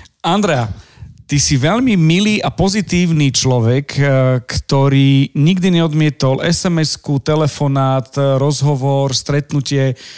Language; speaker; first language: Slovak; native; Slovak